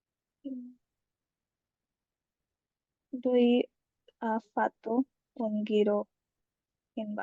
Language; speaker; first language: Italian; non-native, learner; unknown